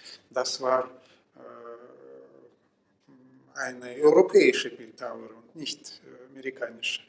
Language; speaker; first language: German; non-native, fluent; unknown